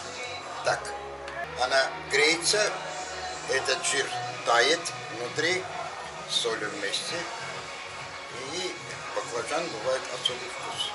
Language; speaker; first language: Russian; non-native, local second language; Azerbaijani